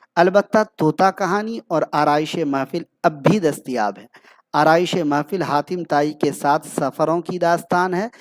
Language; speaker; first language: Urdu; native; Urdu